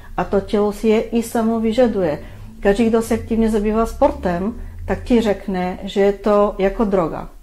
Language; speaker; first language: Czech; non-native, fluent; Bulgarian